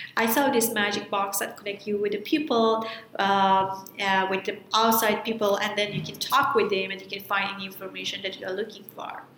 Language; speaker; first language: English; non-native, fluent; Persian